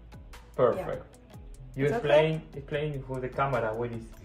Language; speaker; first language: English; non-native, learner; Spanish